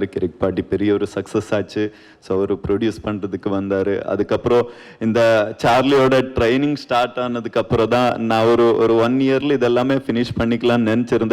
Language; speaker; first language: Tamil; non-native, learner; Kannada